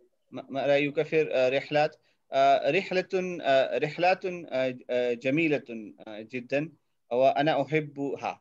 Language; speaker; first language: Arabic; non-native, learner; Urdu